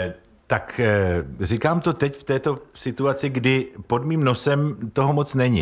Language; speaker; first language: Czech; native; Czech